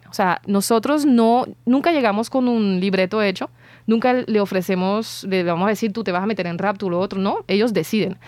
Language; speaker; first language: Spanish; non-native, fluent; French